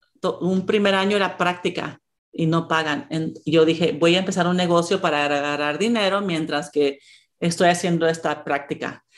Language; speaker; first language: Spanish; early bilingual, heritage; Spanish